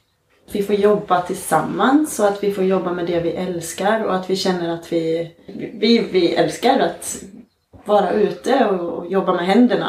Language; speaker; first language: Swedish; native; Swedish